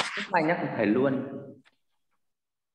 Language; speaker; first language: Vietnamese; native; Vietnamese